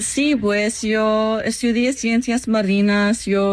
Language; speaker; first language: Spanish; non-native, learner; English